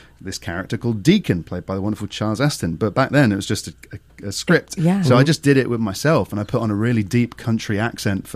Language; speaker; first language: English; native; English